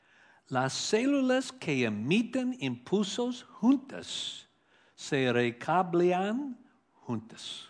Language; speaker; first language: Spanish; non-native, learner; English